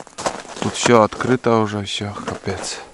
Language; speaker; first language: Russian; native; Russian